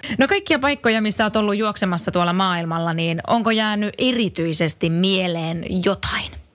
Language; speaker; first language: Finnish; native; Finnish